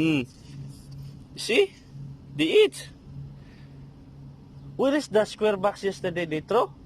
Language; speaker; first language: English; non-native, local second language; Filipino